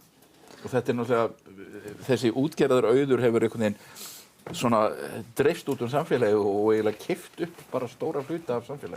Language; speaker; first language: Icelandic; native; Icelandic